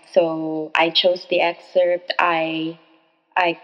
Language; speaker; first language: English; non-native, local second language; Filipino